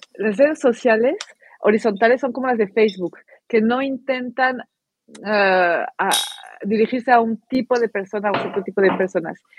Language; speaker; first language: Spanish; non-native, fluent; French